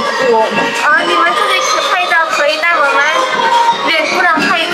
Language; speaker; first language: Chinese; non-native, fluent; Korean